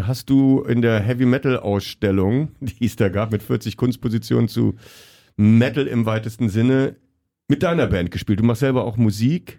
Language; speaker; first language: German; native; German